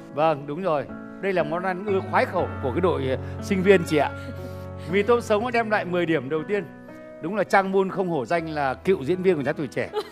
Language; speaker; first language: Vietnamese; native; Vietnamese